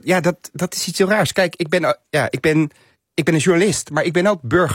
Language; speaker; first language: Dutch; native; Dutch